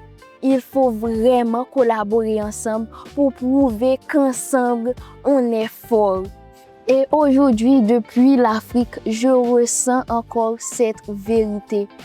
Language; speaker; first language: French; non-native, local second language; Haitian Creole